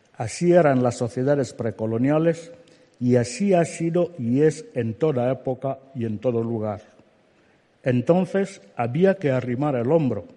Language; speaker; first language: Spanish; non-native, local second language; Fang